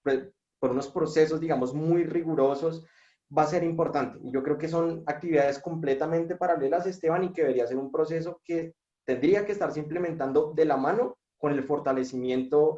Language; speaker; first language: Spanish; native; Spanish